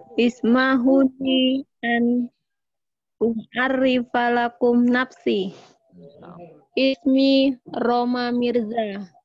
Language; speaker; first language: Arabic; non-native, learner; Indonesian